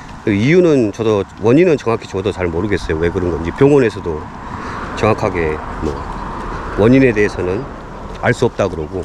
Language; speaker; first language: Korean; native; Korean